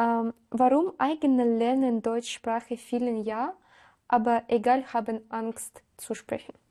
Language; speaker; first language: German; non-native, learner; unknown